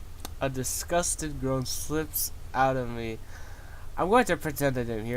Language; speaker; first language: English; native; English